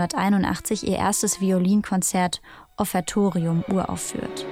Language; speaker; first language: German; native; German